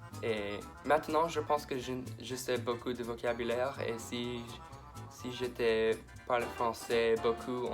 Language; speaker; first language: French; non-native, learner; English